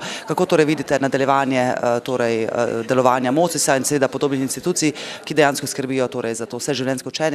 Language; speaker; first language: Slovenian; native; Slovenian